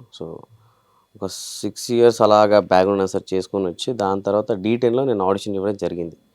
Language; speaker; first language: Telugu; native; Telugu